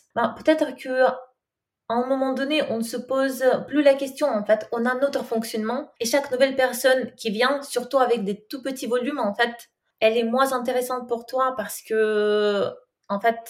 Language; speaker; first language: French; non-native, fluent; Russian